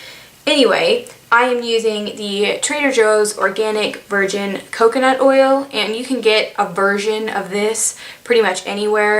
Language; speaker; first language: English; native; English